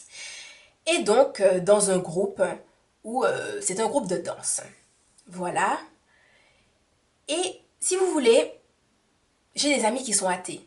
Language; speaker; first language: French; native; French